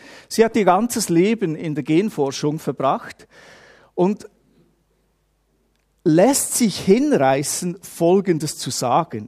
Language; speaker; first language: German; native; German